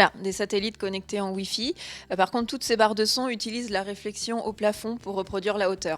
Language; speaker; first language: French; native; French